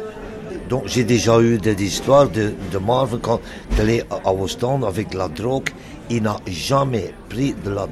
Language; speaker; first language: French; non-native, local second language; Dutch